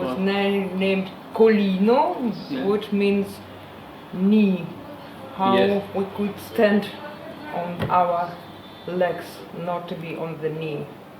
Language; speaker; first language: English; non-native, learner; Ukrainian